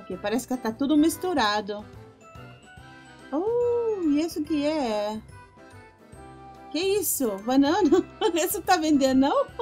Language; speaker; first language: Portuguese; non-native, fluent; Spanish